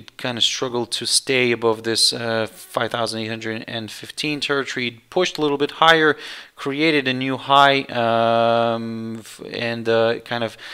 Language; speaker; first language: English; non-native, fluent; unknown